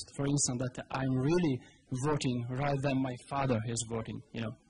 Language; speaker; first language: English; non-native, fluent; Italian